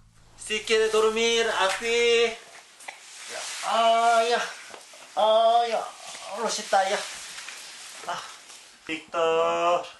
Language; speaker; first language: Spanish; non-native, learner; Korean